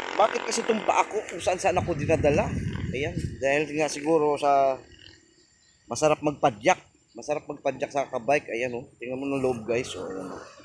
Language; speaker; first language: Filipino; native; Filipino